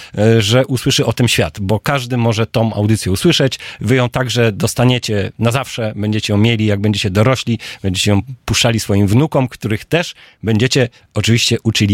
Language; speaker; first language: Polish; native; Polish